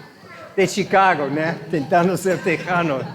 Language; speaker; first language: Portuguese; non-native, fluent; English